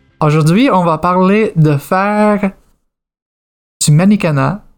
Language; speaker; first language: French; non-native, fluent; English